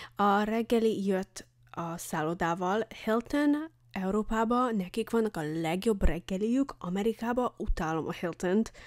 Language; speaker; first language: Hungarian; early bilingual, heritage; Hungarian